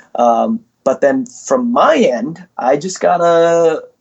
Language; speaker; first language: English; early bilingual, other home language; Indonesian